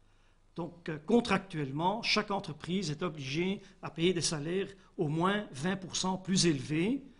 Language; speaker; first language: French; native; French